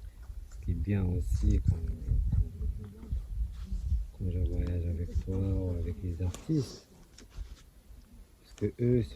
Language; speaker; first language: French; non-native, local second language; Arabic